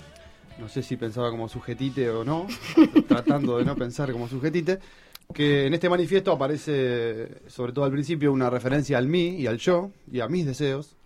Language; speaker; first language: Spanish; native; Spanish